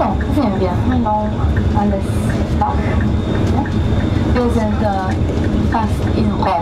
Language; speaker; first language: German; non-native, learner; Italian